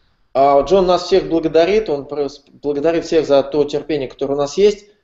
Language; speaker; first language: Russian; native; Russian